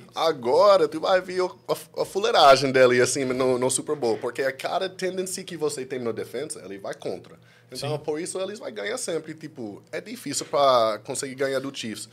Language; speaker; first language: Portuguese; non-native, fluent; English